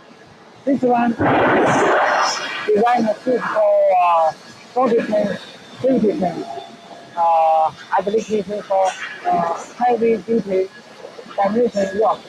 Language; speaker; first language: English; non-native, learner; Chinese